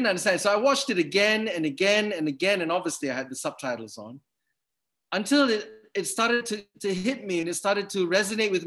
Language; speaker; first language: English; native; English